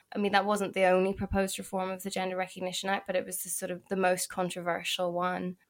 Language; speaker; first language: English; native; English